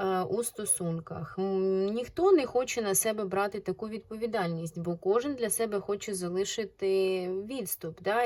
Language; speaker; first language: Ukrainian; non-native, local second language; Russian